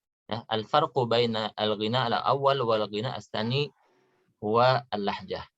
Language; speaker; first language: Arabic; non-native, fluent; Indonesian